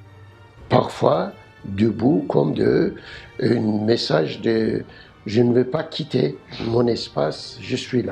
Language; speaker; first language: French; non-native, learner; Turkish